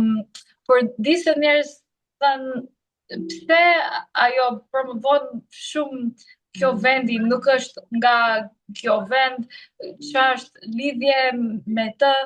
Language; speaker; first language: Albanian; non-native, learner; English